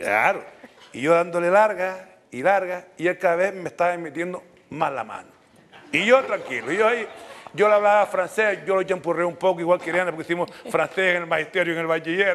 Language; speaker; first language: Spanish; native; Spanish